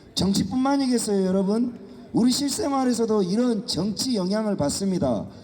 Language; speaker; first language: Korean; native; Korean